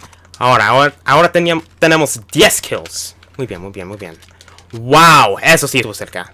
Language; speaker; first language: Spanish; early bilingual, heritage; Spanish